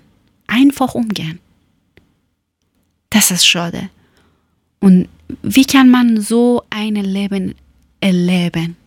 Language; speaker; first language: German; non-native, fluent; Persian